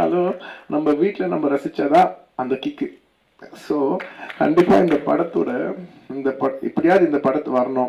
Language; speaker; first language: Tamil; non-native, local second language; Telugu